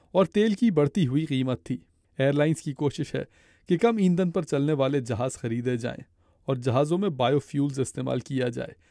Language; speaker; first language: Urdu; native; Urdu